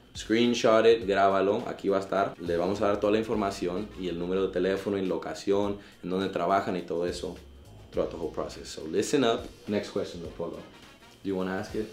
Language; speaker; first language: Spanish; early bilingual, heritage; Spanish